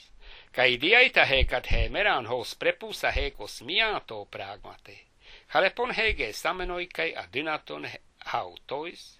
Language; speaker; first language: Greek; non-native, fluent; English